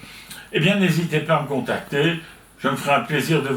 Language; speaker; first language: French; native; French